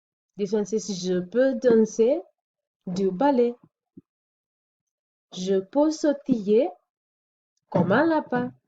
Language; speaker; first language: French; non-native, fluent; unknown